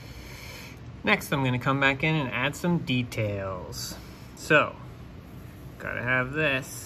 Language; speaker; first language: English; native; English